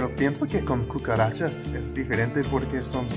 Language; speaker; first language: Spanish; non-native, learner; English